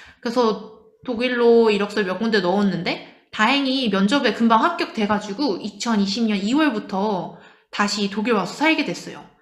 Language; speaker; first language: Korean; native; Korean